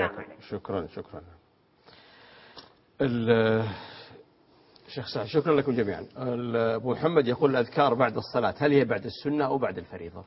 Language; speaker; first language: Arabic; native; Arabic